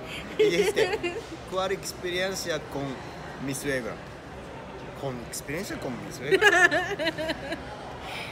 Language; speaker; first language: Spanish; non-native, learner; Japanese